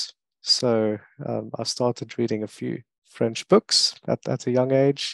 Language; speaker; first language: English; non-native, local second language; French